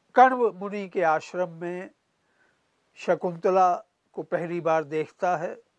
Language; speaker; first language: Hindi; native; Hindi